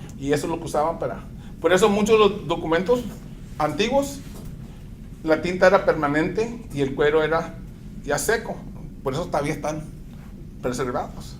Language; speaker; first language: Spanish; non-native, fluent; English